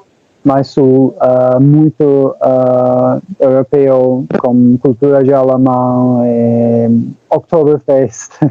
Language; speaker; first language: Portuguese; non-native, learner; Turkish